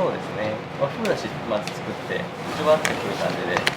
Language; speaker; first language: Japanese; native; Japanese